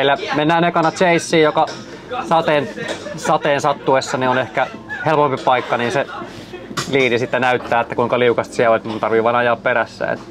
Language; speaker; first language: Finnish; native; Finnish